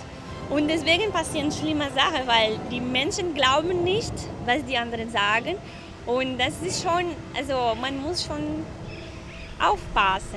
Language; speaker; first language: German; non-native, fluent; Portuguese